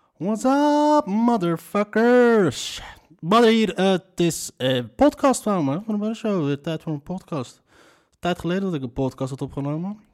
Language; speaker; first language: Dutch; early bilingual, other home language; Riffian